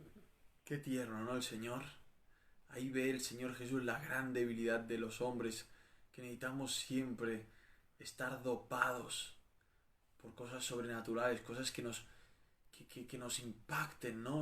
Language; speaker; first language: Spanish; native; Spanish